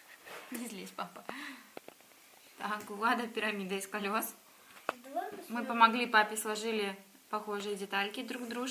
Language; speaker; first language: Russian; native; Russian